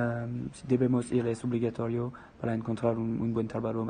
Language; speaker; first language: Spanish; non-native, learner; French